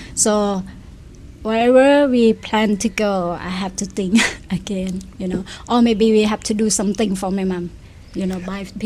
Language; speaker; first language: English; non-native, fluent; Thai